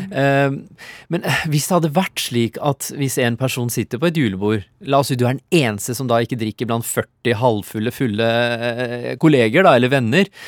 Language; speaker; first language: Norwegian; early bilingual, other home language; Urdu